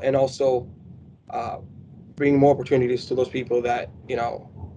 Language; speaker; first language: English; non-native, fluent; Spanish